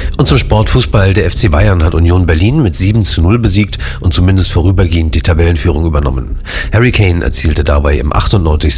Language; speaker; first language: German; native; German